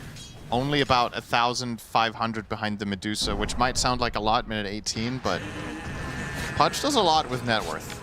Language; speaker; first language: English; native; English